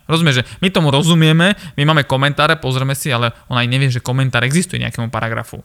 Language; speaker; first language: Slovak; early bilingual, other home language; Armenian